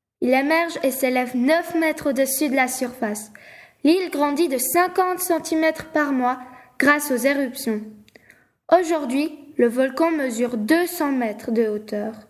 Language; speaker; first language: French; native; French